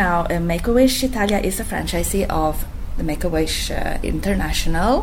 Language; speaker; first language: English; non-native, fluent; Swedish